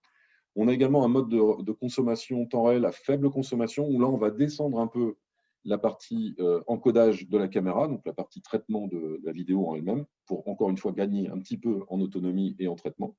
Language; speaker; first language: French; native; French